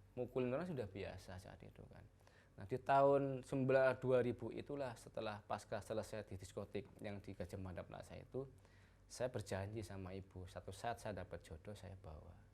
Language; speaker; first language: Indonesian; non-native, local second language; Javanese